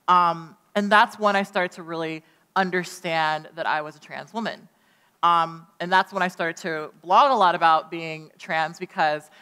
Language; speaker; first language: English; native; English